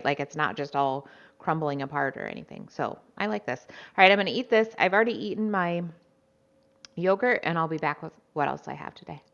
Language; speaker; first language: English; native; English